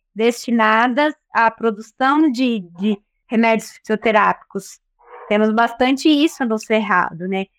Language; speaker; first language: Portuguese; native; Portuguese